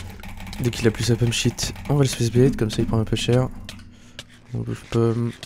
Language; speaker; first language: French; native; French